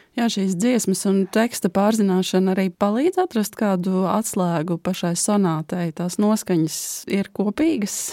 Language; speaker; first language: Latvian; native; Latvian